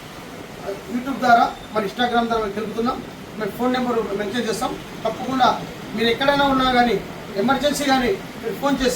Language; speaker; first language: Telugu; native; Telugu